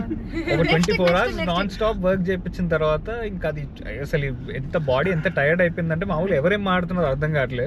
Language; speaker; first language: Telugu; native; Telugu